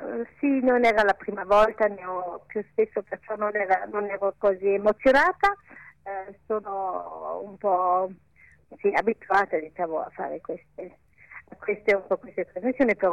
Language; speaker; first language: Italian; non-native, local second language; Ladin